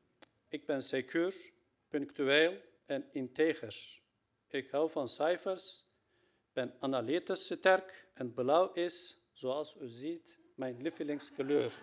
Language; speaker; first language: Dutch; non-native, fluent; Turkish